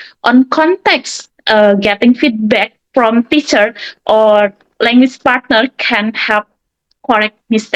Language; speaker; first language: English; non-native, learner; Indonesian